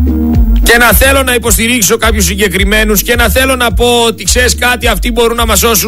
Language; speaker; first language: Greek; native; Greek